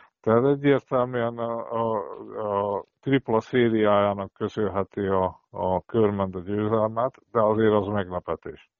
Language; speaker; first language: Hungarian; native; Hungarian